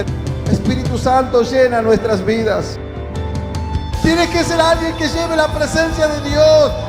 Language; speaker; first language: Spanish; native; Spanish